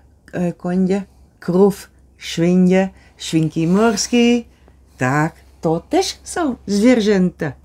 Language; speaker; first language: Polish; non-native, learner; Dutch